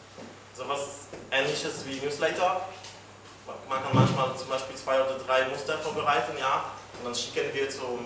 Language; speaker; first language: German; non-native, fluent; Polish